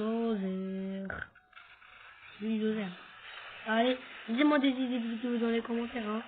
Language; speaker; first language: French; native; French